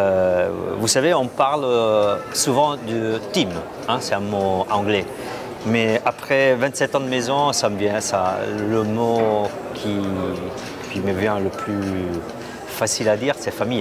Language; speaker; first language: French; non-native, fluent; Italian